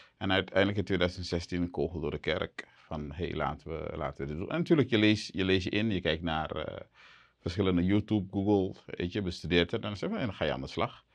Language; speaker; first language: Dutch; native; Dutch